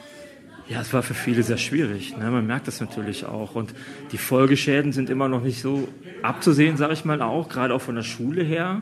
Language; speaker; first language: German; native; German